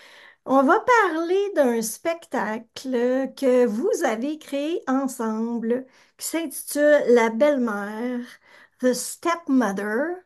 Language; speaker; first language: French; native; French